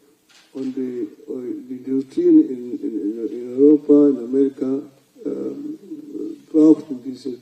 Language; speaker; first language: German; non-native, fluent; Luo (Kenya and Tanzania)